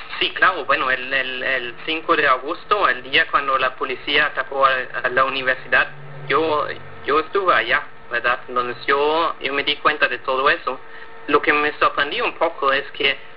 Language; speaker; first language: Spanish; non-native, fluent; German